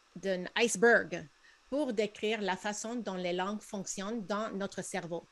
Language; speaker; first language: French; non-native, fluent; Spanish